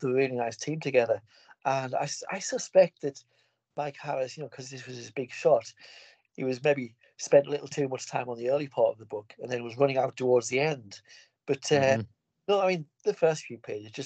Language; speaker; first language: English; native; English